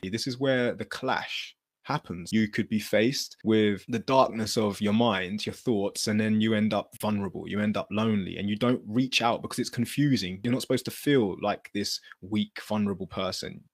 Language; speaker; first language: English; native; English